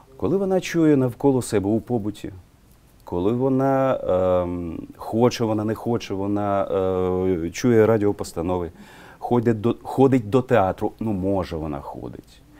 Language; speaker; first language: Ukrainian; non-native, local second language; Russian